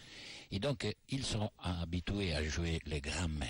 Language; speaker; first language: French; non-native, learner; Italian